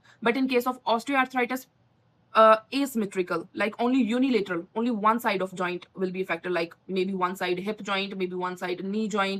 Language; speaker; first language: English; non-native, local second language; Punjabi